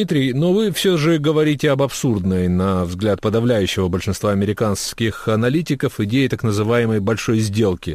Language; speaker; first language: Russian; native; Russian